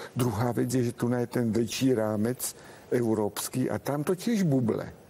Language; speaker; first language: Slovak; non-native, local second language; Hungarian